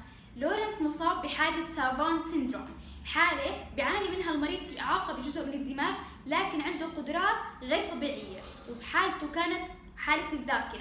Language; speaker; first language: Arabic; native; Arabic